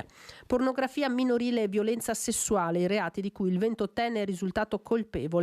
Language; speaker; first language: Italian; native; Italian